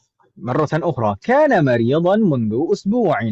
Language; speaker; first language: Arabic; non-native, fluent; Indonesian